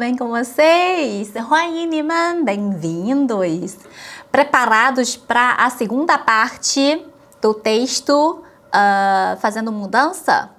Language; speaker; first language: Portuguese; non-native, fluent; Chinese